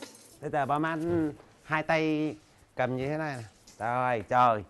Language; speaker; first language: Vietnamese; native; Vietnamese